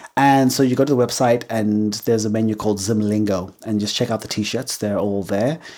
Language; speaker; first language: English; native; English